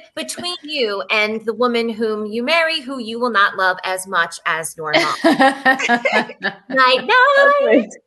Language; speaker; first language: English; native; English